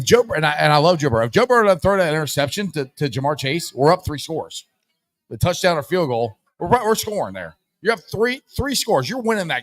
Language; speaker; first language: English; native; English